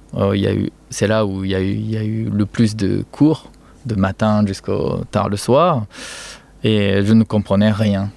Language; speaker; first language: French; non-native, fluent; Japanese